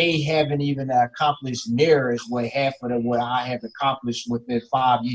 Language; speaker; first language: English; native; English